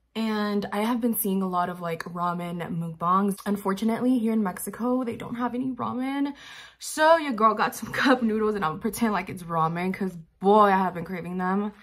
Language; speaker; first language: English; early bilingual, other home language; Spanish